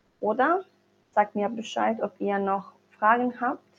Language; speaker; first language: German; non-native, learner; Spanish